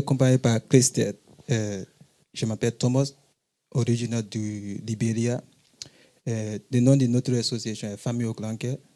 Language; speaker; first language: French; non-native, learner; English